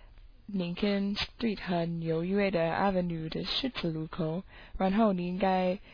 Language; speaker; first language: Chinese; non-native, learner; English